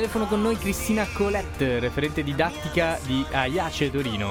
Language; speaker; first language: Italian; native; Italian